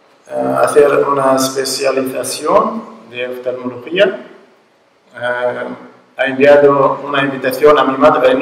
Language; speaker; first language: Spanish; non-native, learner; Arabic